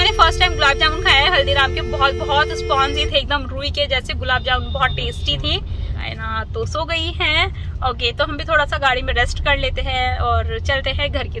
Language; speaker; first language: Hindi; native; Hindi